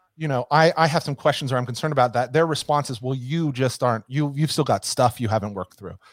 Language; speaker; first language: English; native; English